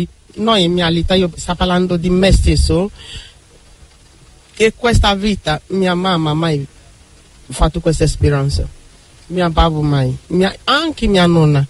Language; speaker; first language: Italian; non-native, learner; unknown